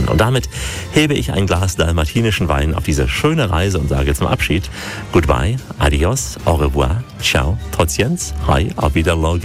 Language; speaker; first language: German; native; German